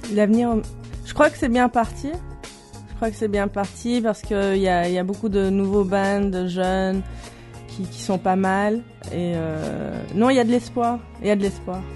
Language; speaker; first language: French; non-native, local second language; Armenian